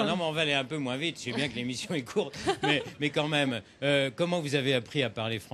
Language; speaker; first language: French; native; French